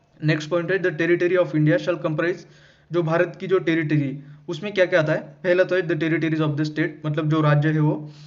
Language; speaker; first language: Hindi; non-native, local second language; Marathi